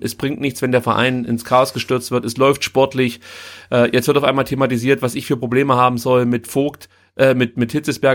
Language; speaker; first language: German; native; German